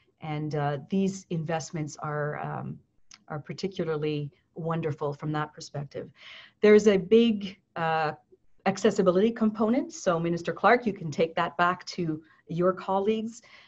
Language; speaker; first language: English; native; English